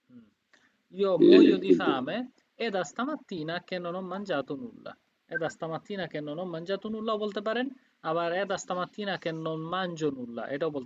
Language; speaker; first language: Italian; non-native, fluent; Bangla